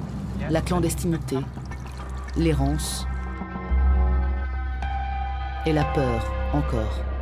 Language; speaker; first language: French; native; French